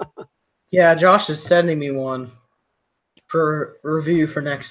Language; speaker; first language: English; native; English